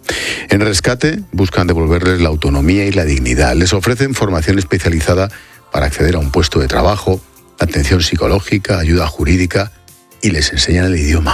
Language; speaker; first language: Spanish; native; Spanish